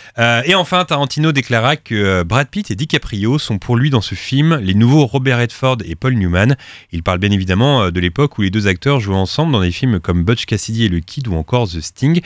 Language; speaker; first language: French; native; French